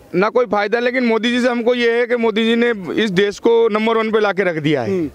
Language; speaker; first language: Hindi; native; Hindi